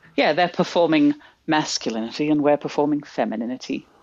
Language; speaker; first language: English; native; English